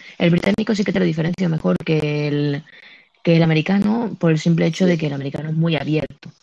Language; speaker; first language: Spanish; native; Spanish